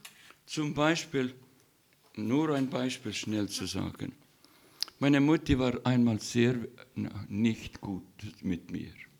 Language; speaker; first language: German; non-native, learner; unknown